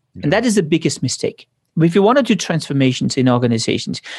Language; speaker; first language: English; non-native, fluent; Danish